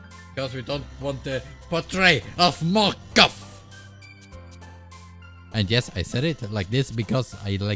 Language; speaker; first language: English; non-native, learner; German